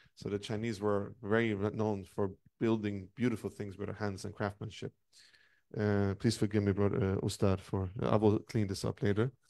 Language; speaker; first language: English; non-native, fluent; Persian